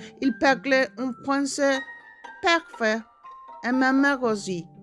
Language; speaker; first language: French; non-native, learner; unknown